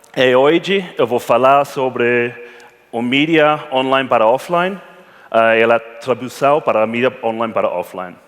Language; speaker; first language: Portuguese; non-native, learner; English